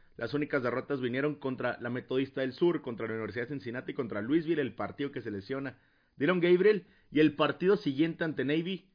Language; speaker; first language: Spanish; native; Spanish